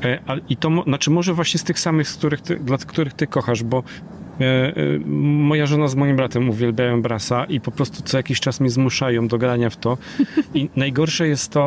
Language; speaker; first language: Polish; native; Polish